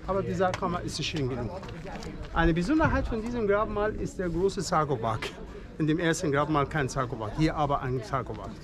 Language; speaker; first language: German; non-native, fluent; Arabic